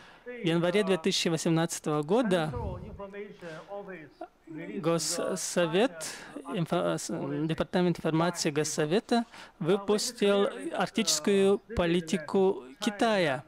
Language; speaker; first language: Russian; non-native, fluent; Chinese